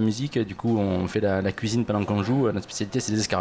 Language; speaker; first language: French; native; French